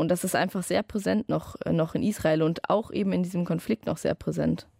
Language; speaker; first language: German; native; German